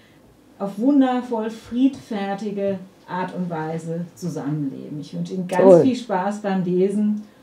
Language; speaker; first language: German; native; German